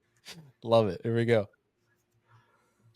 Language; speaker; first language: English; native; English